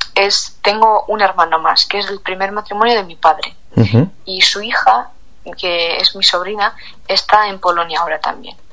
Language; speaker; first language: Spanish; non-native, fluent; Ukrainian